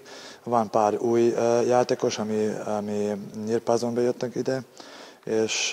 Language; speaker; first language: Hungarian; non-native, fluent; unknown